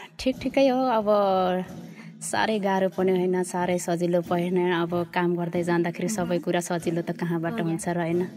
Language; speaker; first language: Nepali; non-native, local second language; Limbu